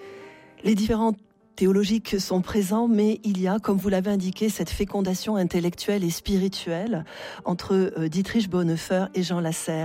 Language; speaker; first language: French; native; French